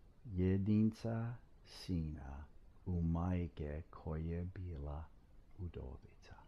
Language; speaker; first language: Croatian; non-native, fluent; English